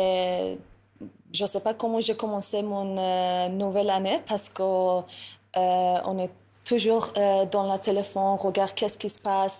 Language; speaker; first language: French; non-native, learner; Persian